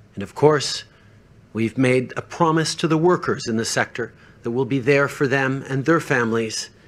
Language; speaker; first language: English; early bilingual, other home language; French